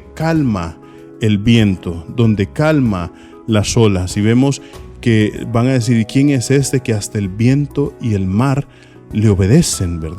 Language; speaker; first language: Spanish; native; Spanish